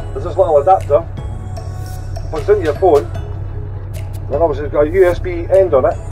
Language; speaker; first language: English; native; English